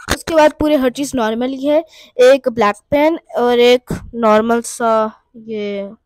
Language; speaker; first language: Hindi; non-native, local second language; Urdu